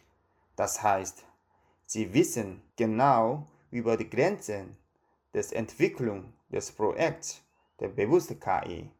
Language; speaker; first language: German; non-native, fluent; Korean